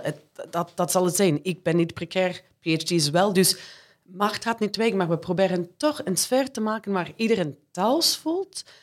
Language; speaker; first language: Dutch; non-native, fluent; English